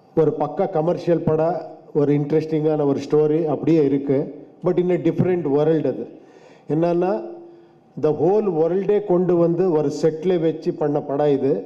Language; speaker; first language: Tamil; non-native, fluent; Kannada